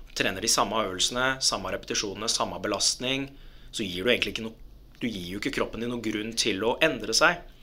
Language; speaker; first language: Norwegian; early bilingual, other home language; Arabic